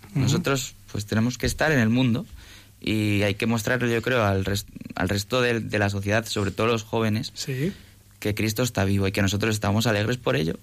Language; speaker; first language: Spanish; native; Spanish